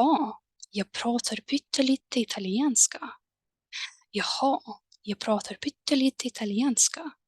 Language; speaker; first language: Swedish; non-native, fluent; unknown